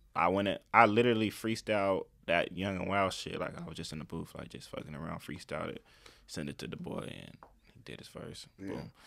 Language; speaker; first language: English; native; English